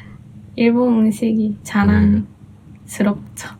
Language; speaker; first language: Korean; non-native, fluent; Japanese